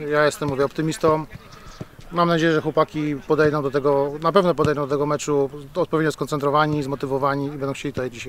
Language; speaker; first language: Polish; native; Polish